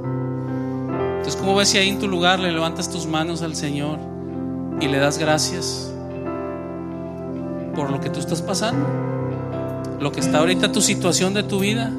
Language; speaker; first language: Spanish; native; Spanish